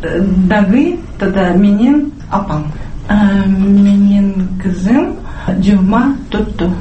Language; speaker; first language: Kyrgyz; non-native, learner; Russian